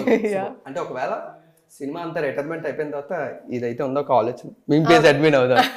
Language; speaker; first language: Telugu; native; Telugu